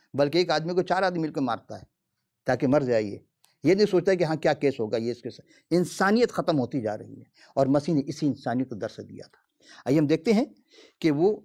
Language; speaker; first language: Urdu; native; Urdu